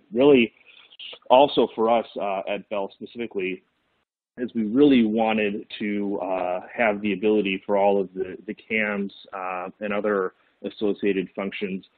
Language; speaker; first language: English; native; English